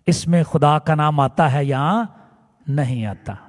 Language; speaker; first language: Urdu; non-native, local second language; Punjabi